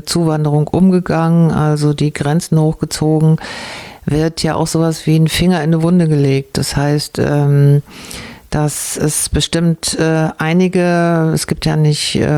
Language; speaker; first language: German; native; German